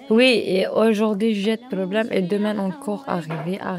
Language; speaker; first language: French; non-native, learner; Turkish